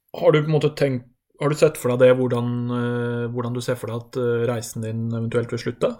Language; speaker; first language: Norwegian; native; Norwegian